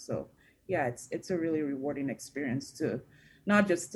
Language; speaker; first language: English; non-native, local second language; Igbo